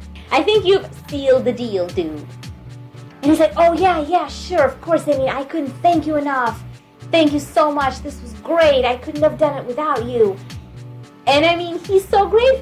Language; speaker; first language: English; non-native, fluent; Russian